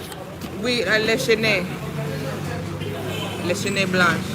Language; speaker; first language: French; non-native, learner; English